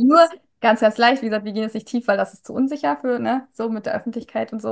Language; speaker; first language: German; native; German